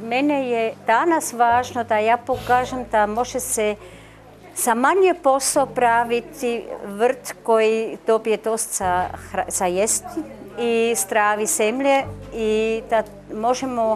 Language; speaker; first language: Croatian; non-native, learner; German